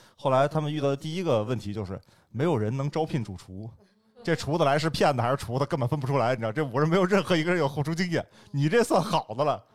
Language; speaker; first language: Chinese; native; Chinese